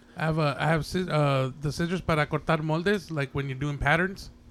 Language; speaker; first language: English; native; English